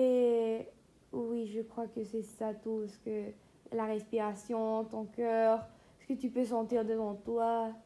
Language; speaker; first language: French; non-native, fluent; Spanish